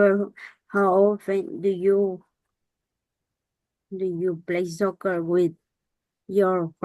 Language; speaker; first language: English; non-native, learner; Spanish